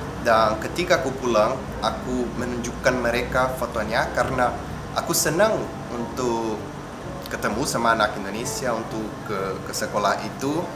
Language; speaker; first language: Indonesian; non-native, fluent; Portuguese